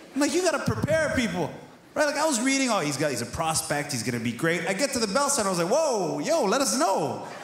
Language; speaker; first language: English; native; English